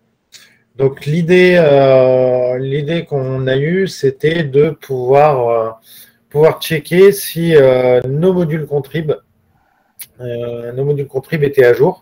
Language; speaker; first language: French; native; French